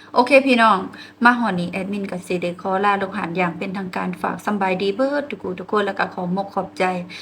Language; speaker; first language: Thai; native; Thai